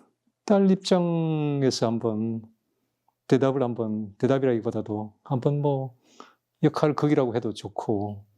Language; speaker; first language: Korean; native; Korean